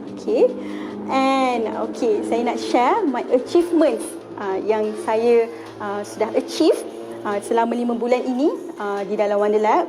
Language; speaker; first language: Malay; native; Malay